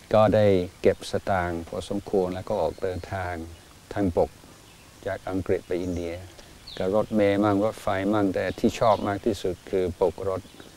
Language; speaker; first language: Thai; non-native, fluent; English